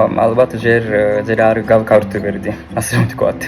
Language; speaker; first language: Georgian; non-native, fluent; Japanese